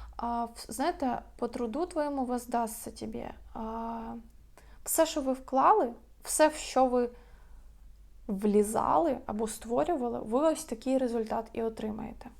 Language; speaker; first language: Ukrainian; non-native, local second language; Russian